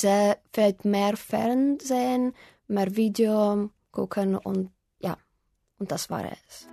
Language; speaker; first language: German; non-native, fluent; Russian